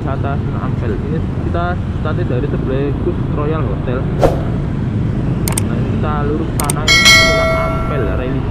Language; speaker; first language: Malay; non-native, local second language; Javanese